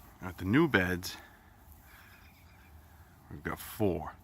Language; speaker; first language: English; native; English